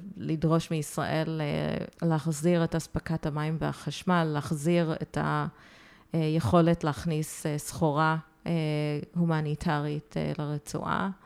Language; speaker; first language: Hebrew; early bilingual, heritage; Hebrew